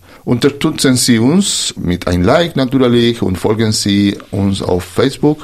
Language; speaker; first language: German; non-native, fluent; Spanish